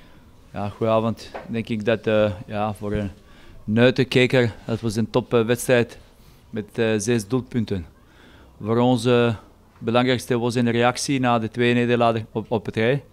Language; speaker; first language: Dutch; non-native, fluent; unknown